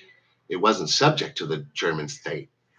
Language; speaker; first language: English; native; English